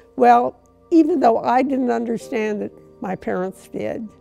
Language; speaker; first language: English; native; English